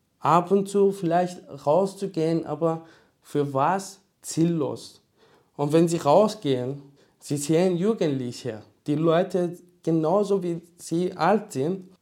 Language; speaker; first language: German; non-native, learner; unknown